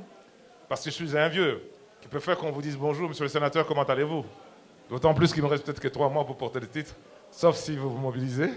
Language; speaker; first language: French; non-native, local second language; Lingala